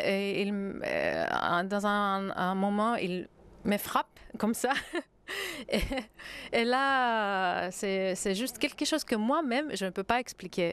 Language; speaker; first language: French; non-native, fluent; Greek